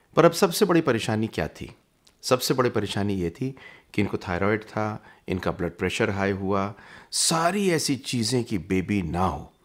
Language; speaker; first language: Hindi; native; Hindi